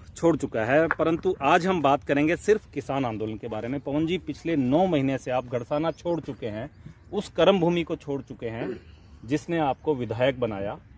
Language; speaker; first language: Hindi; native; Hindi